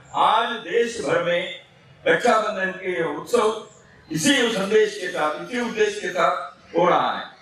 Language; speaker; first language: Hindi; non-native, local second language; Kannada